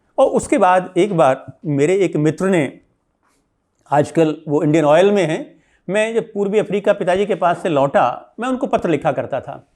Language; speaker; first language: Hindi; native; Hindi